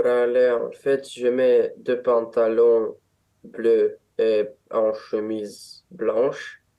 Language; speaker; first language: French; non-native, learner; Romanian